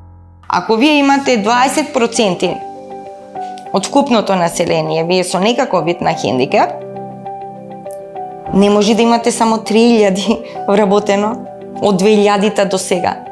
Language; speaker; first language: Macedonian; native; Macedonian